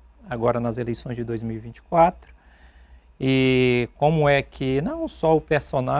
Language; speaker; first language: Portuguese; native; Portuguese